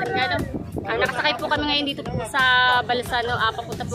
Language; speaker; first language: Filipino; native; Filipino